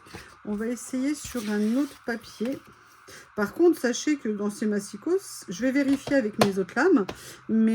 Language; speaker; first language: French; native; French